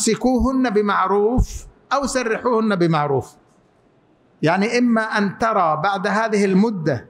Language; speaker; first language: Arabic; native; Arabic